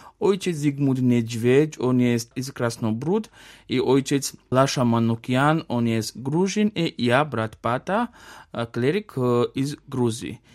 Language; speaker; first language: Polish; non-native, learner; Georgian